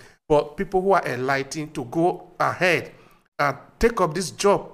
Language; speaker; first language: English; non-native, local second language; Esan